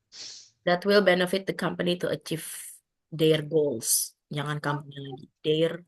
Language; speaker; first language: English; non-native, fluent; Indonesian